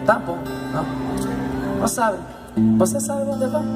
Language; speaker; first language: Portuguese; non-native, learner; Spanish